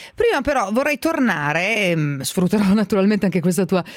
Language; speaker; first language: Italian; native; Italian